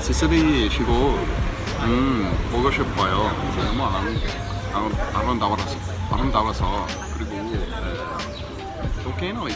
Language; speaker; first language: Korean; non-native, learner; English